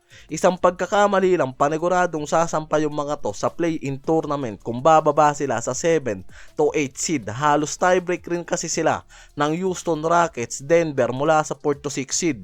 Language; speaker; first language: Filipino; native; Filipino